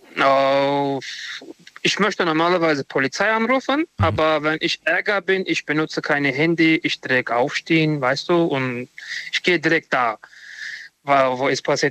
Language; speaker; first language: German; non-native, learner; Romanian